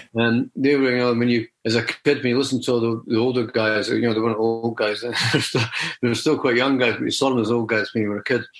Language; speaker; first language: English; native; English